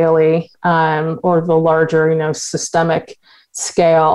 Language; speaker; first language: English; native; English